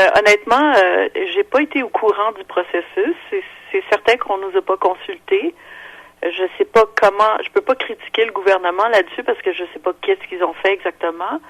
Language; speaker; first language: French; non-native, local second language; English